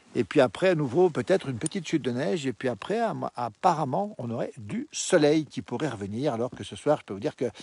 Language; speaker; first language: French; native; French